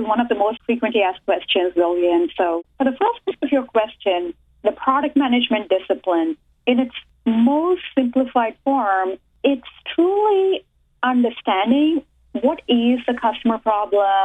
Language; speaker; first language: English; non-native, local second language; Telugu